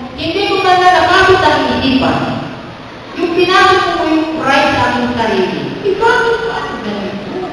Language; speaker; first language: Filipino; non-native, local second language; Cebuano